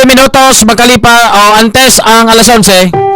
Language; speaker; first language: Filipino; non-native, local second language; Bikol